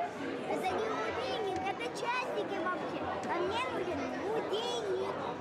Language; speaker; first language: Russian; early bilingual, heritage; Russian